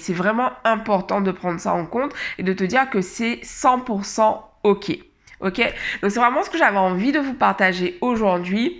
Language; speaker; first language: French; native; French